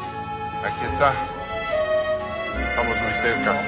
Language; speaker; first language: Spanish; non-native, fluent; French